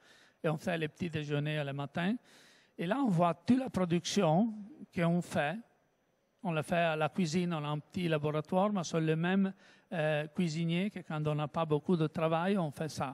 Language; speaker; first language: French; non-native, learner; Italian